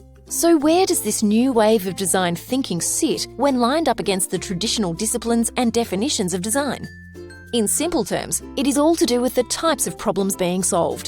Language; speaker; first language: English; native; English